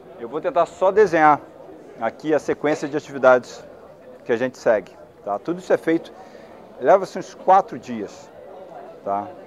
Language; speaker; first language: Portuguese; native; Portuguese